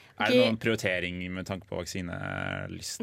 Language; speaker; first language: Norwegian; native; Norwegian